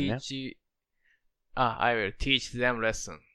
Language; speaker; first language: English; non-native, learner; Japanese